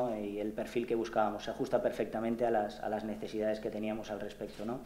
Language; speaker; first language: Spanish; native; Spanish